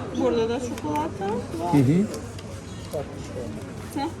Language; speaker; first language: Turkish; non-native, learner; Ukrainian